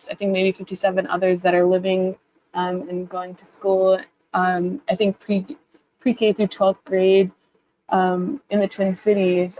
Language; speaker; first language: English; native; English